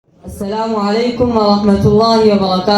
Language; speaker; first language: Arabic; non-native, learner; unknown